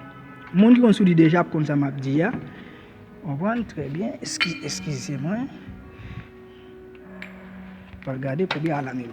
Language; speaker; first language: French; non-native, learner; Haitian Creole